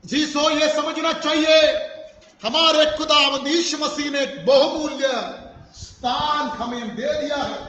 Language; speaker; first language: Hindi; non-native, local second language; Malayalam